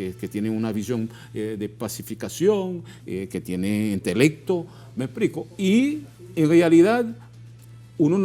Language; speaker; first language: Spanish; non-native, fluent; Haitian Creole